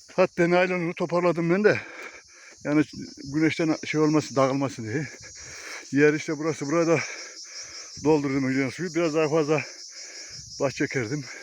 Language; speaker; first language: Turkish; native; Turkish